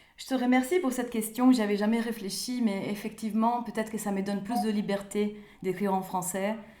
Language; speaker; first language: French; non-native, fluent; Italian